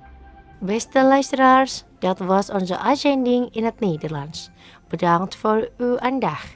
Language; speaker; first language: Dutch; non-native, learner; Indonesian